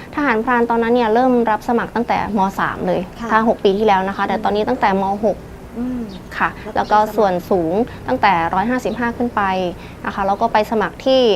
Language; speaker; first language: Thai; native; Thai